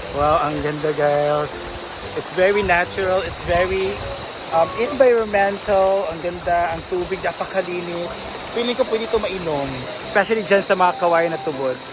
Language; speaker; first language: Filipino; non-native, local second language; Cebuano